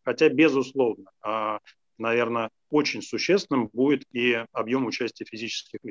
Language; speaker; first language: Russian; native; Russian